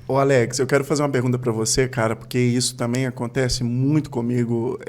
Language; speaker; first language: Portuguese; native; Portuguese